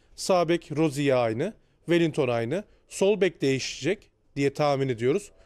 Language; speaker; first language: Turkish; native; Turkish